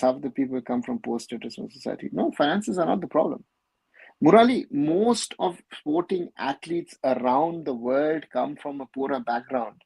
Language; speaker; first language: English; non-native, local second language; Bangla